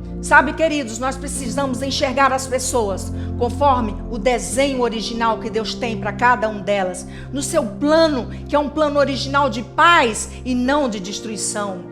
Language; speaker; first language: Portuguese; native; Portuguese